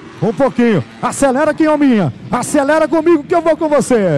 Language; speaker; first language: Portuguese; native; Portuguese